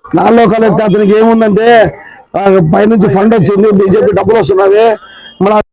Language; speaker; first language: Telugu; native; Telugu